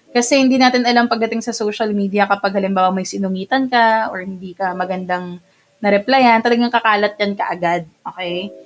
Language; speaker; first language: Filipino; non-native, local second language; Bikol